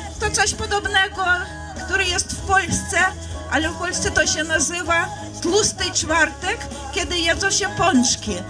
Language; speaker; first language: Polish; non-native, fluent; Ukrainian